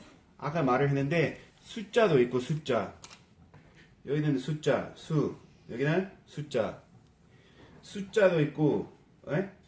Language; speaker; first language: Korean; non-native, fluent; English